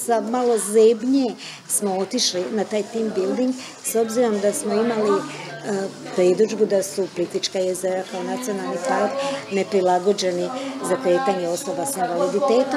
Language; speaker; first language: Croatian; native; Croatian